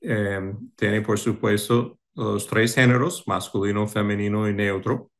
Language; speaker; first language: Spanish; non-native, fluent; English